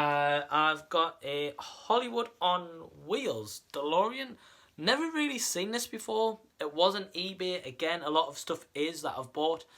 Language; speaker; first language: English; native; English